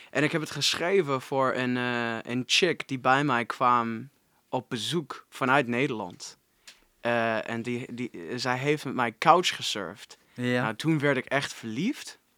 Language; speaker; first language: Dutch; non-native, fluent; English